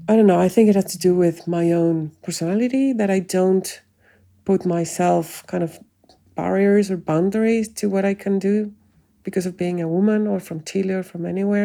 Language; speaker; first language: English; non-native, fluent; Spanish